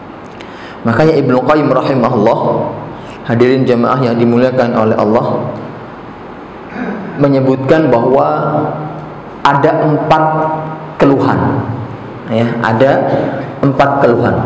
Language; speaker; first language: Indonesian; native; Indonesian